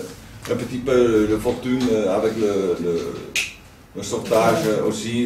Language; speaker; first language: French; non-native, learner; Dutch